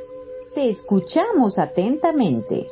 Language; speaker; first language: Spanish; native; Spanish